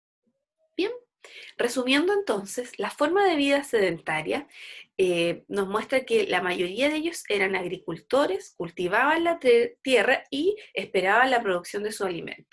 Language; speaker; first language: Spanish; native; Spanish